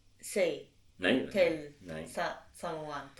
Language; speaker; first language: English; non-native, learner; Japanese